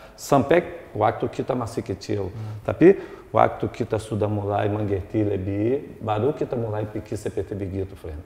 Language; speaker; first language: Indonesian; non-native, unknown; Portuguese